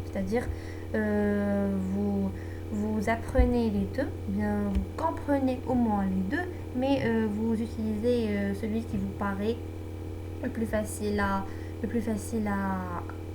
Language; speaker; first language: French; non-native, local second language; Arabic